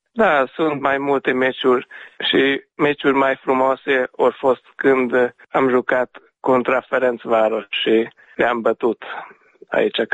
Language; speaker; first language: Romanian; non-native, local second language; Hungarian